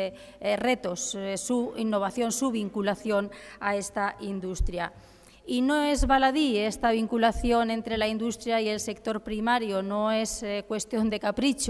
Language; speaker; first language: Spanish; native; Spanish